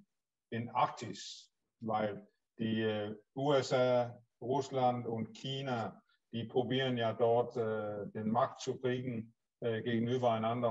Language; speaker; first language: German; non-native, learner; Danish